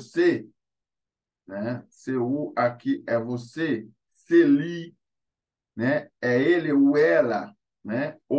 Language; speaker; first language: Portuguese; non-native, fluent; Haitian Creole